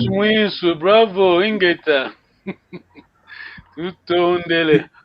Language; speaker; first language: Portuguese; non-native, local second language; Kongo